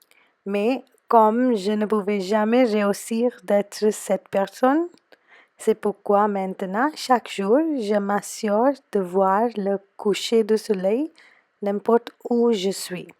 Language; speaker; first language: French; non-native, fluent; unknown